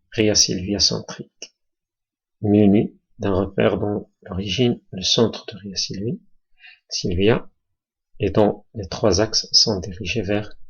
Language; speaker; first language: French; non-native, local second language; Arabic